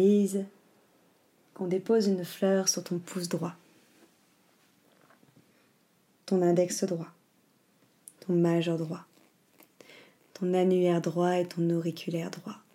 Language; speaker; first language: French; native; French